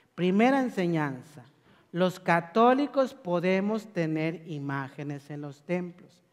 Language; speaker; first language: Spanish; native; Spanish